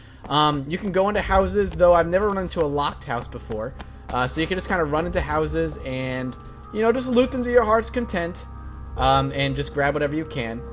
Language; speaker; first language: English; native; English